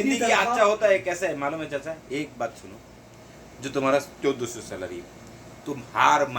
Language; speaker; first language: Hindi; non-native, learner; Bangla